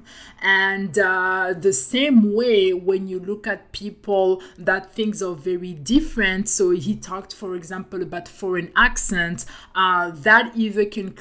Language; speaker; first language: English; non-native, fluent; French